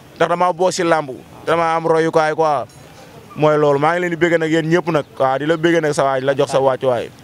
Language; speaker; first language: Wolof; native; Wolof